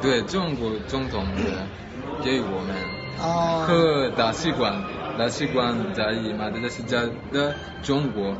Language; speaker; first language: Chinese; non-native, learner; Malagasy